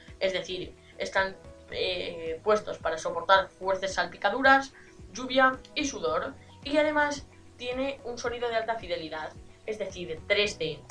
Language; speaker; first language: Spanish; native; Spanish